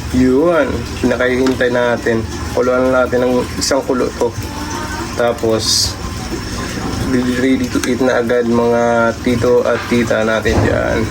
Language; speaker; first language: Filipino; non-native, local second language; Hiligaynon